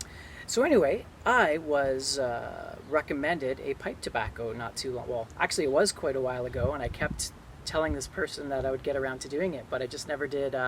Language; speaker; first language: English; native; English